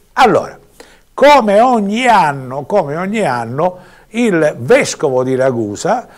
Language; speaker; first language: Italian; native; Italian